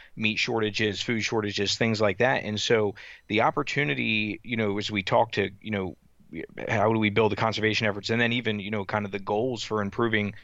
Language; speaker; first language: English; native; English